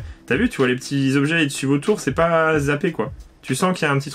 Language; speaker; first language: French; native; French